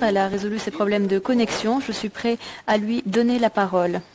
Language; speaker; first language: French; native; French